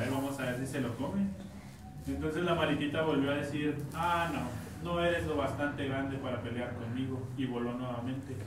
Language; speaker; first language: Spanish; native; Spanish